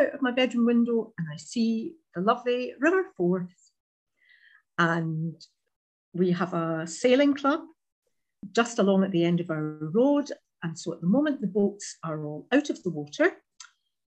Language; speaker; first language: English; native; English